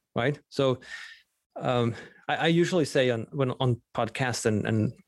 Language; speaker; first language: English; non-native, fluent; Swedish